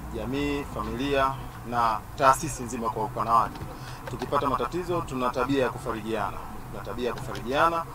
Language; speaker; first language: Swahili; native; Swahili